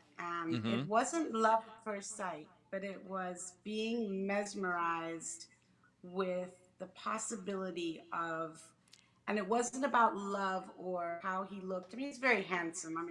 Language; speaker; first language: English; early bilingual, other home language; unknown